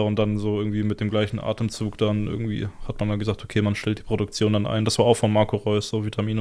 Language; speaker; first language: German; native; German